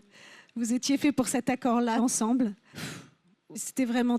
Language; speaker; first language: French; native; French